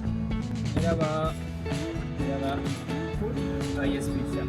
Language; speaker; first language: Turkish; non-native, learner; French